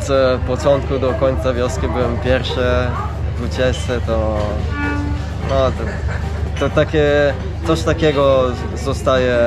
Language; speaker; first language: Polish; non-native, fluent; Italian